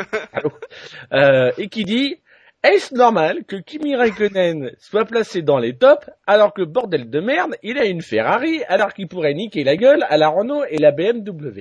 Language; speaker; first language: French; native; French